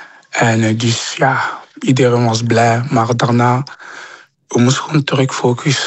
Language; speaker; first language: Dutch; non-native, local second language; French